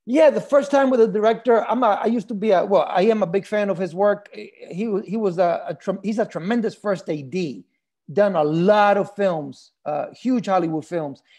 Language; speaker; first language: English; early bilingual, other home language; Spanish